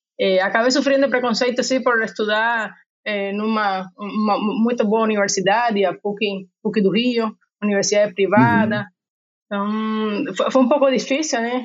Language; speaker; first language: Portuguese; non-native, fluent; Spanish